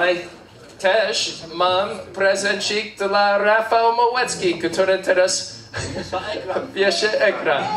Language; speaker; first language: Polish; non-native, learner; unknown